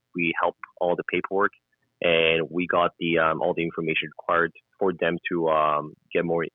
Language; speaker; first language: English; non-native, fluent; Korean